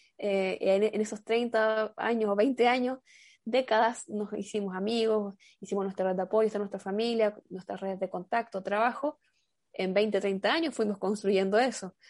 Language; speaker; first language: Spanish; native; Spanish